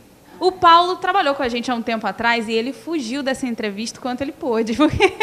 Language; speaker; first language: Portuguese; native; Portuguese